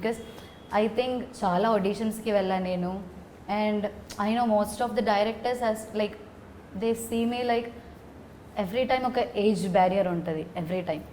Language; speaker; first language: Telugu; non-native, learner; Malayalam